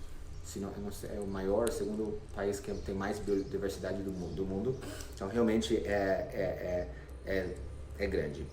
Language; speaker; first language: Portuguese; non-native, fluent; English